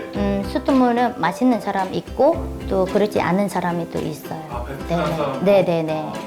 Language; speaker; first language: Korean; non-native, fluent; Vietnamese